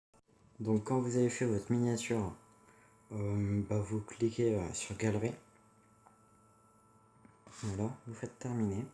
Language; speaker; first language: French; native; French